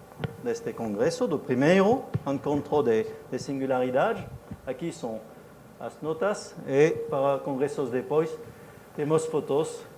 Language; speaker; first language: Portuguese; non-native, fluent; French